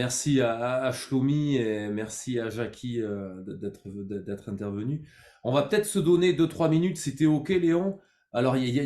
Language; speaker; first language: French; native; French